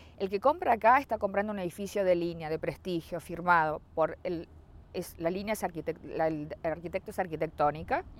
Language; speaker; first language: Spanish; native; Spanish